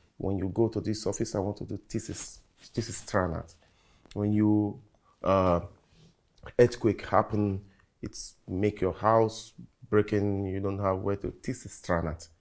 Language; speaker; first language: English; non-native, local second language; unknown